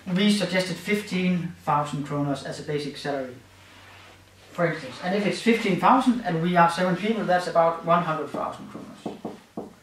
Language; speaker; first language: English; non-native, fluent; Danish